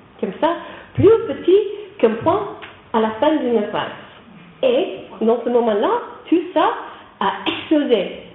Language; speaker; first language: French; non-native, learner; English